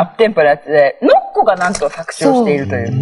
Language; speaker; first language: Japanese; native; Japanese